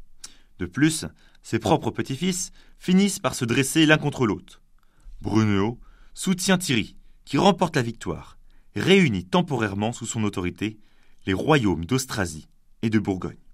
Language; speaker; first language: French; native; French